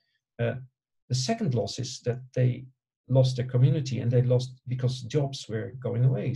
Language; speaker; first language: English; non-native, fluent; Dutch